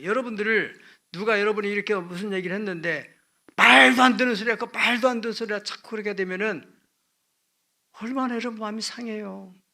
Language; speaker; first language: Korean; native; Korean